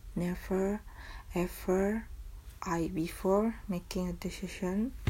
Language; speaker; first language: English; non-native, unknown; Indonesian